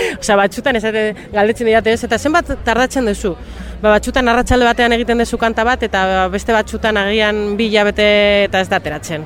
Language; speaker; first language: Basque; non-native, local second language; Spanish